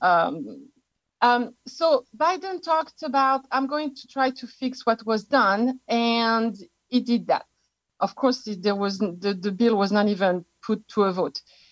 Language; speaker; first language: English; non-native, fluent; French